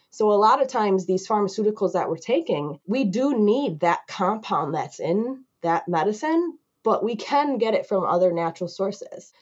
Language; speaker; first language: English; native; English